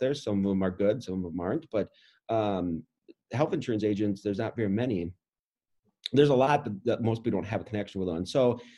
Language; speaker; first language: English; native; English